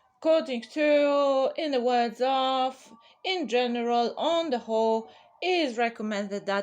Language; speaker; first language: English; non-native, fluent; Polish